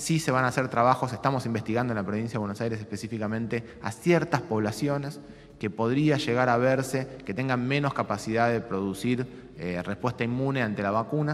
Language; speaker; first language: Spanish; native; Spanish